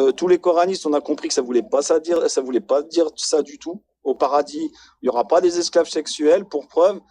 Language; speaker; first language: French; native; French